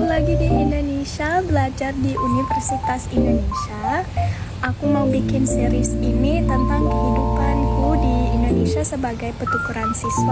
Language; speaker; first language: Indonesian; non-native, fluent; English